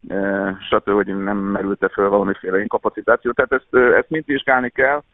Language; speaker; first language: Hungarian; native; Hungarian